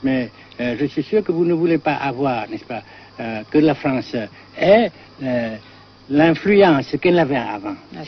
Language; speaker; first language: French; non-native, fluent; Vietnamese